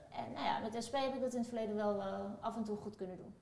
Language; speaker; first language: Dutch; early bilingual, other home language; Turkish